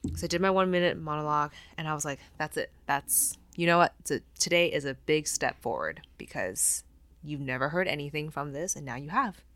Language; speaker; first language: English; non-native, fluent; Chinese